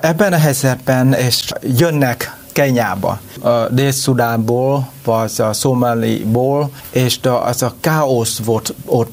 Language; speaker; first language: Hungarian; non-native, learner; Vietnamese